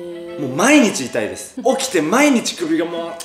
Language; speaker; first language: Japanese; native; Japanese